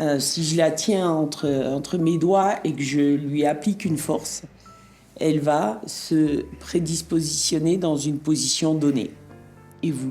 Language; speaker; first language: French; native; French